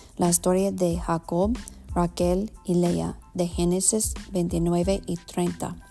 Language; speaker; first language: Spanish; non-native, learner; English